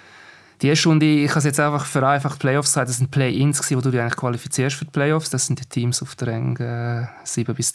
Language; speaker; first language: German; native; German